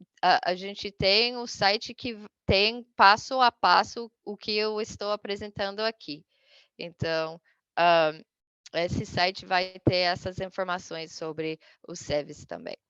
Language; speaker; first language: Portuguese; non-native, fluent; English